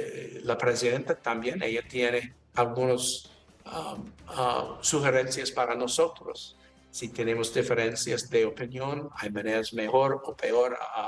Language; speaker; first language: Spanish; non-native, learner; English